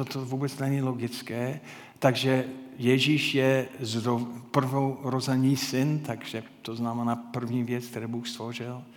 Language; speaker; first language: Czech; non-native, fluent; English